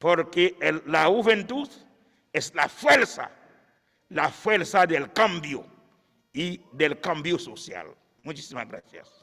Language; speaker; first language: Spanish; non-native, fluent; Haitian Creole